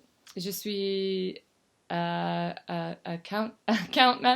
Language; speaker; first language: French; non-native, learner; English